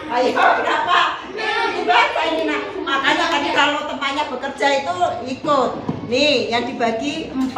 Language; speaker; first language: Indonesian; native; Indonesian